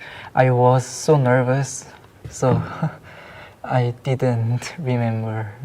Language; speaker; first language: English; non-native, learner; Korean